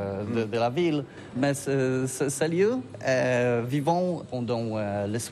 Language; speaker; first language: French; non-native, learner; Polish